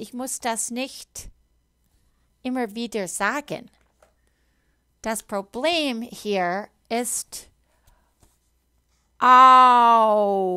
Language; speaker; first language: German; non-native, fluent; English